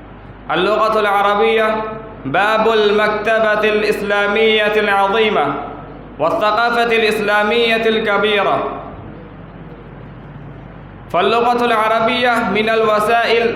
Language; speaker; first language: Arabic; non-native, fluent; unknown